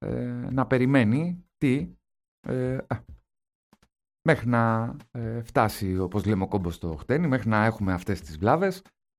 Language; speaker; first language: Greek; native; Greek